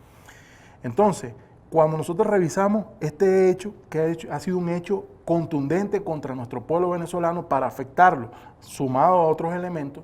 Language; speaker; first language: Spanish; native; Spanish